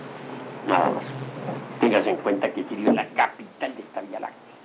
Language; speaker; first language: Spanish; native; Spanish